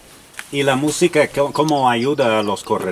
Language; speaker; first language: Spanish; non-native, fluent; English